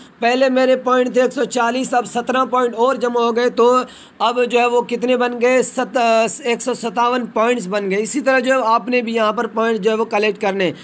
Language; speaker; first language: Hindi; non-native, local second language; Punjabi